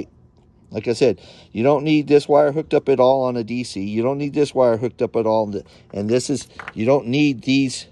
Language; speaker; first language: English; native; English